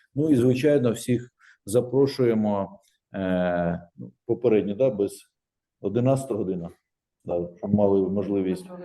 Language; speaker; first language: Ukrainian; native; Ukrainian